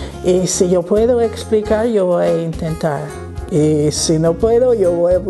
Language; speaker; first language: Spanish; non-native, learner; English